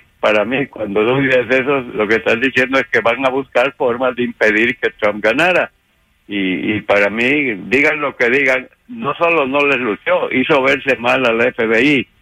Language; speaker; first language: Spanish; native; Spanish